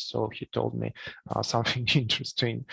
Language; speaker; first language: English; non-native, learner; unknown